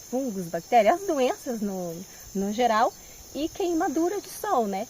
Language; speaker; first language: Portuguese; native; Portuguese